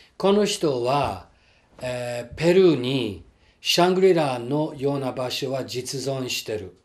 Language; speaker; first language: Japanese; non-native, fluent; English